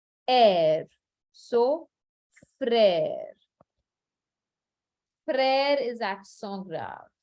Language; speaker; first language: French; non-native, fluent; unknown